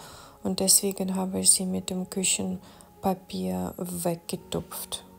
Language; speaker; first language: German; non-native, fluent; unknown